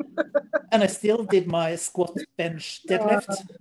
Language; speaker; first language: English; non-native, fluent; Norwegian